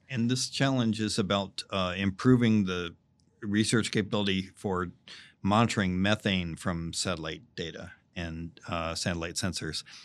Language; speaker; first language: English; native; English